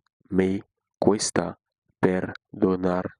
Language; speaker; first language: Spanish; non-native, fluent; Haitian Creole